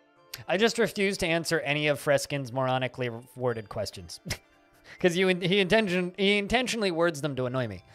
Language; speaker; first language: English; native; English